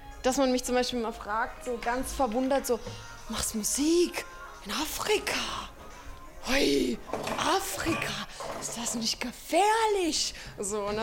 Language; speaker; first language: German; native; German